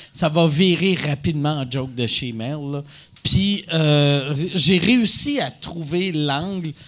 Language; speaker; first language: French; native; French